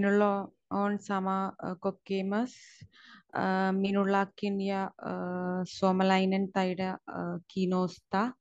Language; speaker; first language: Finnish; non-native, learner; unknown